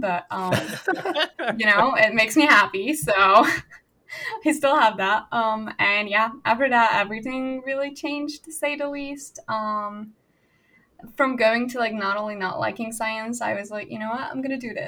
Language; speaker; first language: English; non-native, fluent; Hungarian